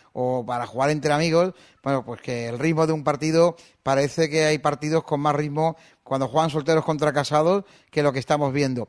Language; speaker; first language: Spanish; native; Spanish